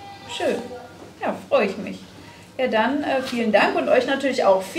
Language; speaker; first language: German; native; German